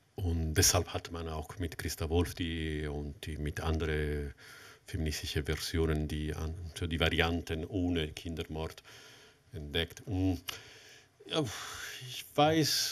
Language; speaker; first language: German; non-native, fluent; Italian